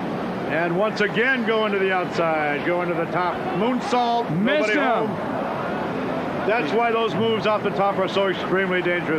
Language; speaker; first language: English; native; English